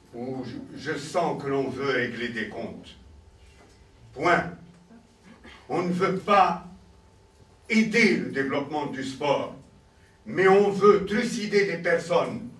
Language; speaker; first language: French; non-native, local second language; Arabic